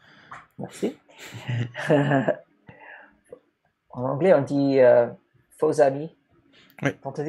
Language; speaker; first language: French; non-native, fluent; English